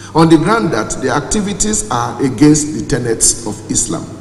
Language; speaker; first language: English; non-native, local second language; Yoruba